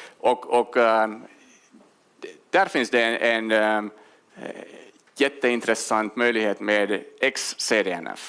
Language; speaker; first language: Swedish; non-native, local second language; Finnish